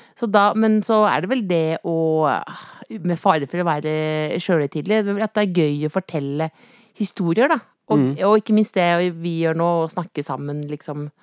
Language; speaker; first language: Norwegian; native; Norwegian